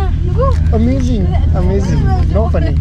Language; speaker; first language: English; non-native, learner; Urdu